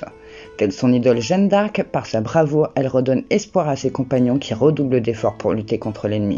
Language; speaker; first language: French; native; French